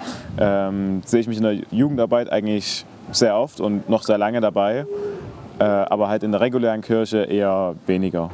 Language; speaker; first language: German; native; German